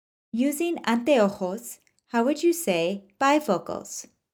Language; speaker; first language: English; native; English